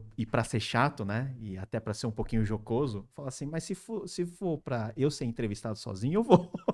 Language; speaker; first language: Portuguese; early bilingual, other home language; Korean